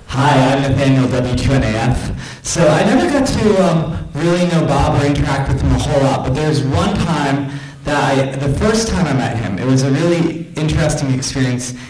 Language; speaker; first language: English; native; English